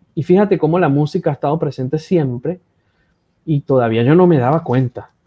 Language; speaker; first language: Spanish; native; Spanish